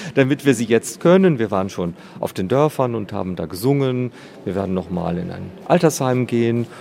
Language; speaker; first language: German; native; German